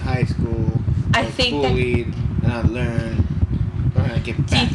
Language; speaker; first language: English; native; English